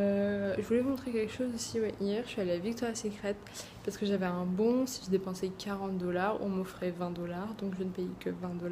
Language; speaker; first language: French; native; French